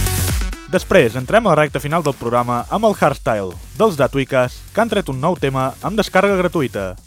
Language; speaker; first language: Catalan; native; Catalan